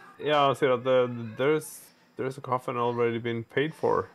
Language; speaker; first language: English; non-native, fluent; Norwegian